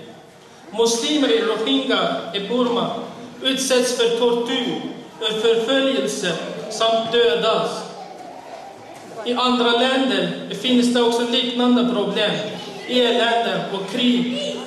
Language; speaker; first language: Swedish; non-native, fluent; Uyghur